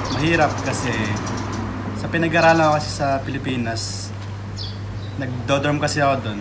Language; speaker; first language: Filipino; native; Filipino